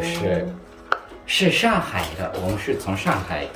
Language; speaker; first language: Chinese; non-native, fluent; Mongolian